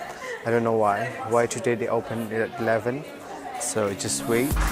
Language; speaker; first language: English; non-native, learner; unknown